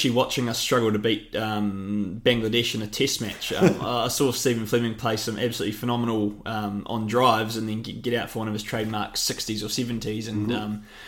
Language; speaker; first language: English; native; English